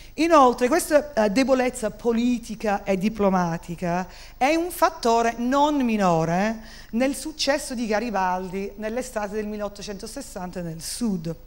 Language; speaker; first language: Italian; non-native, fluent; English